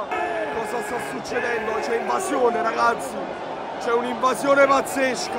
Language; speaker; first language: Italian; native; Italian